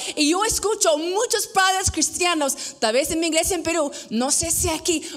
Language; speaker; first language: Spanish; non-native, fluent; English